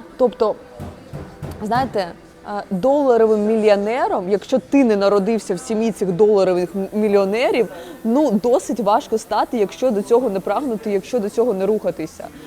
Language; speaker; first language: Ukrainian; non-native, local second language; Russian